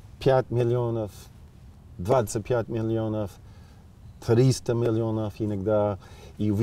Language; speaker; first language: Russian; non-native, fluent; English